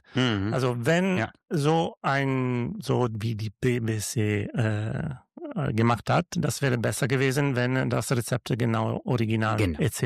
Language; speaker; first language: German; non-native, learner; Italian